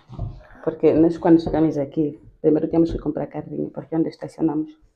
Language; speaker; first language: Portuguese; native; Portuguese